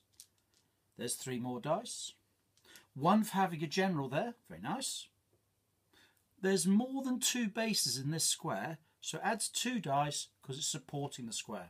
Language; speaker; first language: English; native; English